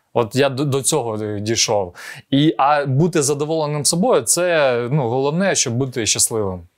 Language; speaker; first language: Ukrainian; non-native, local second language; Russian